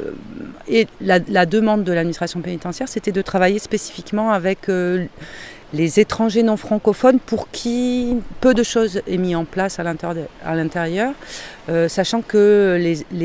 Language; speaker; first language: French; native; French